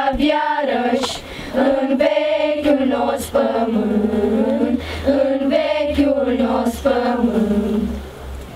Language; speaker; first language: Romanian; native; Romanian